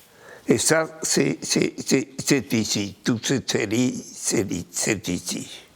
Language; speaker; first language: French; non-native, fluent; Spanish